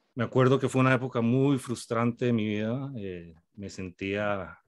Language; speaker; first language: Spanish; native; Spanish